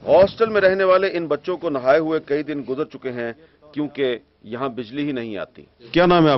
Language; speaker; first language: Urdu; native; Urdu